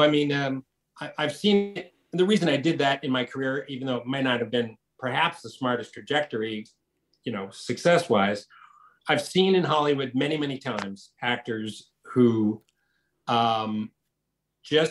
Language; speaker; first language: English; native; English